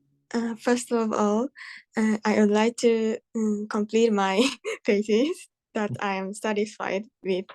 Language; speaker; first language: English; non-native, learner; Japanese